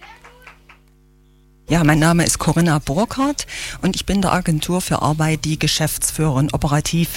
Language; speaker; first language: German; native; German